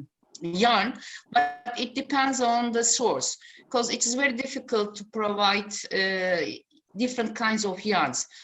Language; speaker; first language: English; non-native, fluent; Turkish